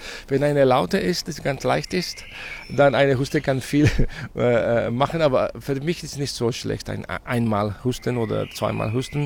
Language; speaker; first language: German; non-native, fluent; Catalan